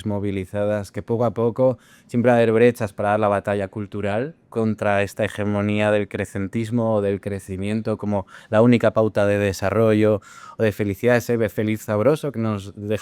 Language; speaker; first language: Spanish; native; Spanish